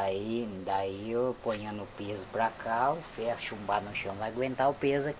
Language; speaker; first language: Portuguese; native; Portuguese